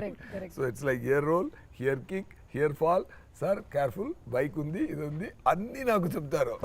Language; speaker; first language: Telugu; non-native, fluent; Tamil